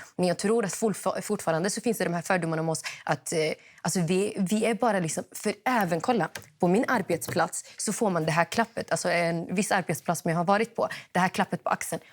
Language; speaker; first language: Swedish; early bilingual, other home language; Somali